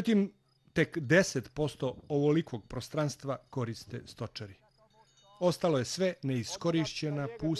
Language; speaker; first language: Bosnian; native; Bosnian